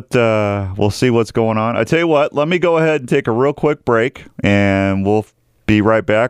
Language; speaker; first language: English; native; English